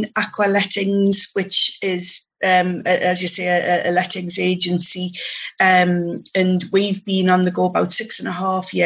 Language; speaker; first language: English; native; English